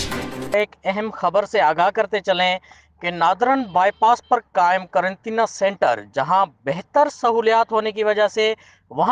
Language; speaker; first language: Urdu; native; Urdu